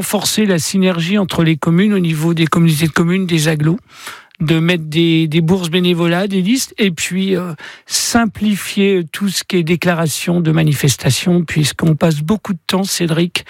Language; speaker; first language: French; native; French